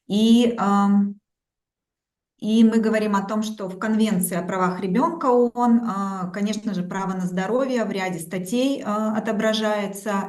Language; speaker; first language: Russian; native; Russian